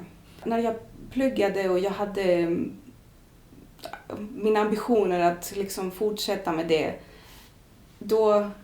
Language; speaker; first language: Swedish; non-native, fluent; Greek